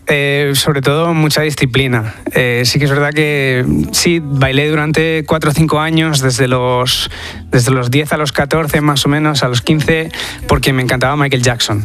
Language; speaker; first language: Spanish; early bilingual, other home language; English